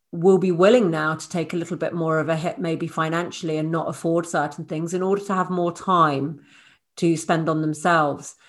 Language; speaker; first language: English; native; English